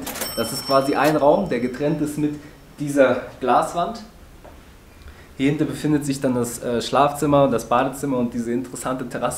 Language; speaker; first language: German; native; German